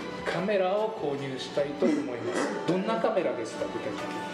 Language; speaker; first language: Japanese; native; Japanese